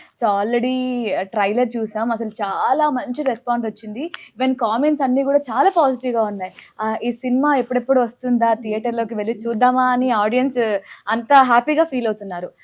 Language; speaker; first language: Telugu; native; Telugu